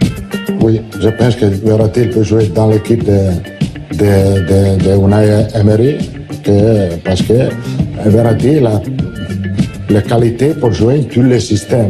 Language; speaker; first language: French; non-native, fluent; Italian